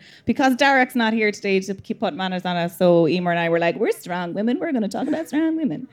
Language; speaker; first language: English; native; English